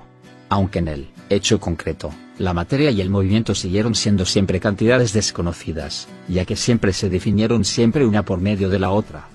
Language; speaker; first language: Spanish; native; Spanish